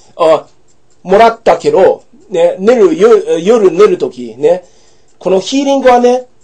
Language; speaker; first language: Japanese; non-native, fluent; English